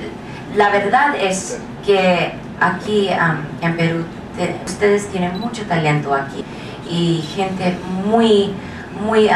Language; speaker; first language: Spanish; non-native, learner; English